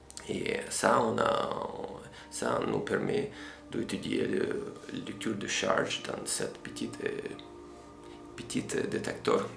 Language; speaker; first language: French; non-native, fluent; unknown